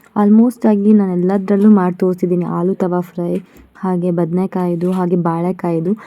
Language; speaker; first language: Kannada; non-native, local second language; Konkani